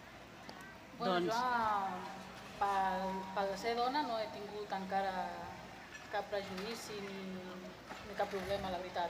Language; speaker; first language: Catalan; non-native, local second language; Spanish